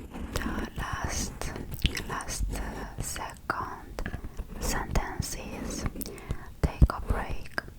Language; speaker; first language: English; non-native, learner; Korean